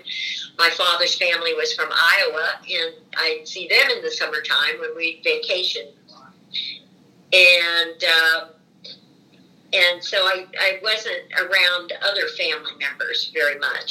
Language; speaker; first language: English; native; English